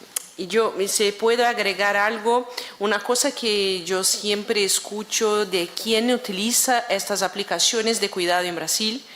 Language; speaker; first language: Spanish; non-native, fluent; Portuguese